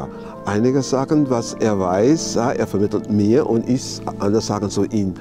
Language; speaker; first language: German; non-native, fluent; English